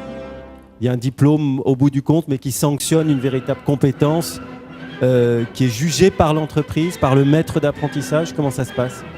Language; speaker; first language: French; native; French